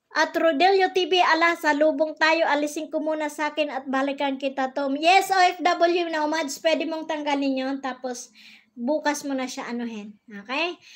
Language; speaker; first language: Filipino; non-native, local second language; Bikol